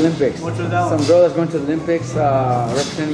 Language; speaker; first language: English; native; English